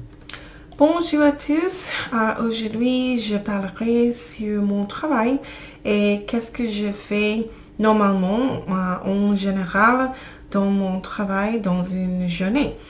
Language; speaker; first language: French; non-native, learner; English